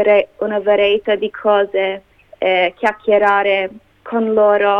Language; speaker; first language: Italian; non-native, learner; English